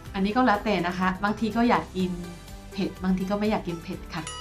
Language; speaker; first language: Thai; non-native, fluent; Chinese